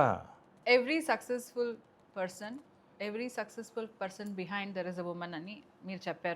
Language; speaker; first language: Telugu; non-native, local second language; Kannada